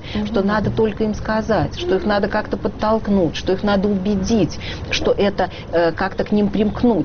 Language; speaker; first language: Russian; native; Russian